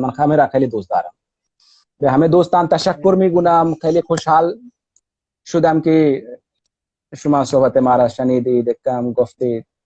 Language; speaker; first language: Persian; non-native, learner; Hindi